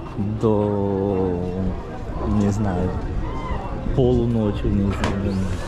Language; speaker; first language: Russian; non-native, learner; Portuguese